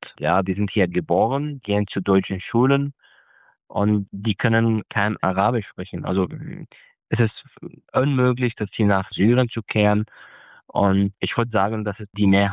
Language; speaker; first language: German; non-native, fluent; Arabic